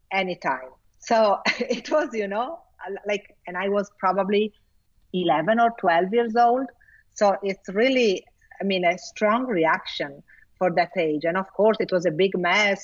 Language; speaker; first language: English; non-native, fluent; Italian